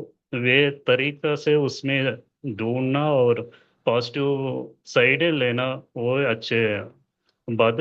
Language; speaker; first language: Hindi; non-native, local second language; Telugu